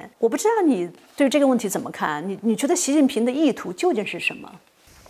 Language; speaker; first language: Chinese; native; Chinese